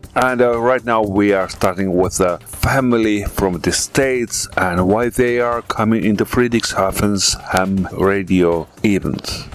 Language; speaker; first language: English; non-native, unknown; Finnish